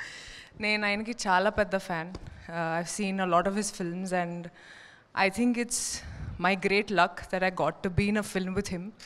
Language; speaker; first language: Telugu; non-native, learner; Hindi